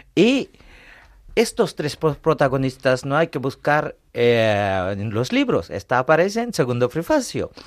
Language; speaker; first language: Spanish; non-native, fluent; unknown